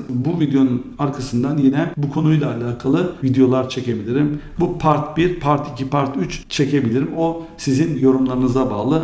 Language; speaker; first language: Turkish; early bilingual, heritage; Turkish